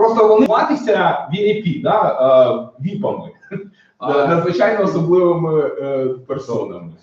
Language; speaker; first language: Ukrainian; native; Ukrainian